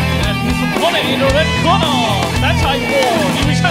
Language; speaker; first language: English; non-native, fluent; Thai